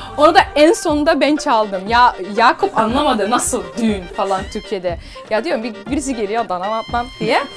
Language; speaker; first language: Turkish; early bilingual, heritage; Turkish